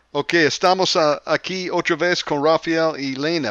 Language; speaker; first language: Spanish; non-native, learner; English